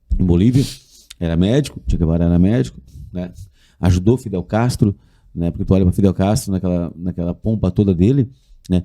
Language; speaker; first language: Portuguese; native; Portuguese